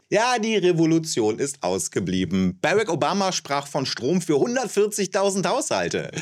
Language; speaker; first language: German; native; German